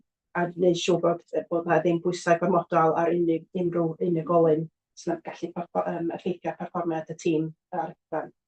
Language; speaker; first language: Welsh; native; Welsh